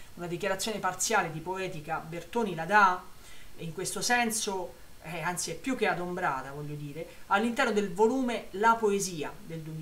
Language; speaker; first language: Italian; native; Italian